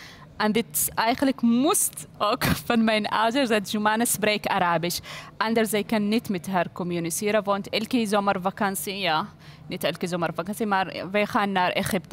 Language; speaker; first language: Dutch; non-native, learner; Arabic